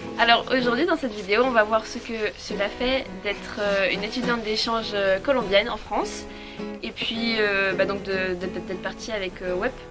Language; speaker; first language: French; native; French